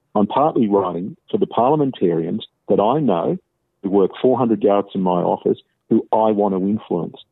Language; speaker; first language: English; native; English